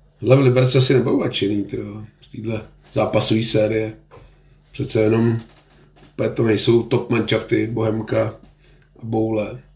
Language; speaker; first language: Czech; native; Czech